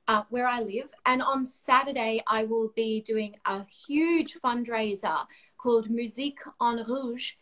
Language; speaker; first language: English; native; English